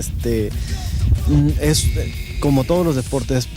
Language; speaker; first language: Spanish; native; Spanish